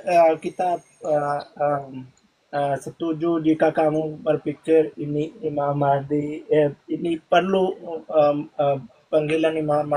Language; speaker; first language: Indonesian; non-native, learner; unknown